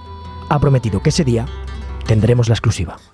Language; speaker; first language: Spanish; native; Spanish